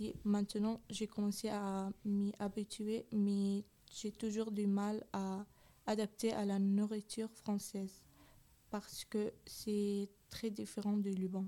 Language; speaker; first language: French; early bilingual, other home language; Arabic